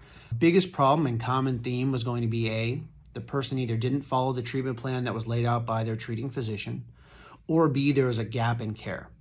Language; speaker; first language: English; native; English